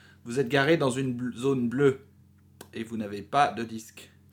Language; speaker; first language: French; native; French